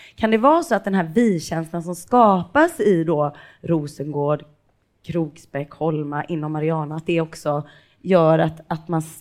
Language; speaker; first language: Swedish; native; Swedish